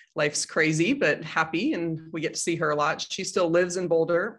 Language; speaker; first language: English; native; English